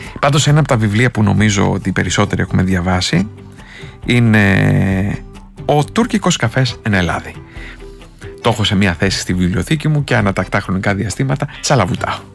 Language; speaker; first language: Greek; native; Greek